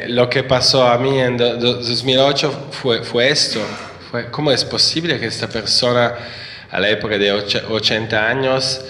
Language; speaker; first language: Spanish; non-native, fluent; Italian